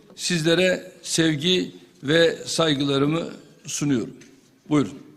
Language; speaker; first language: Turkish; native; Turkish